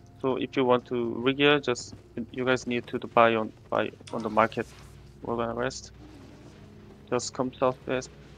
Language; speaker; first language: English; non-native, learner; Korean